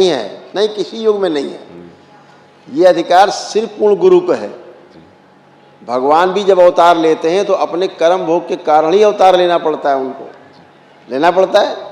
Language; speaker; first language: Hindi; native; Hindi